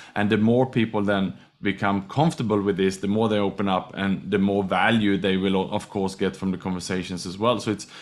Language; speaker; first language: English; non-native, fluent; Swedish